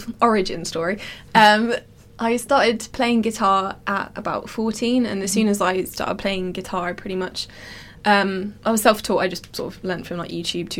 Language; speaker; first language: English; native; English